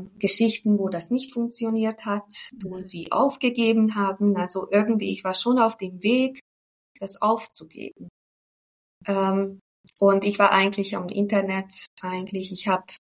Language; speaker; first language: German; non-native, fluent; Hungarian